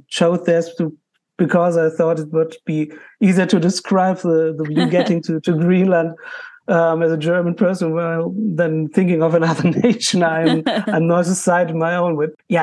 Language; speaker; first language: English; non-native, fluent; German